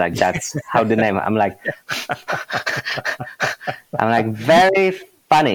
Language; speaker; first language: English; non-native, fluent; Polish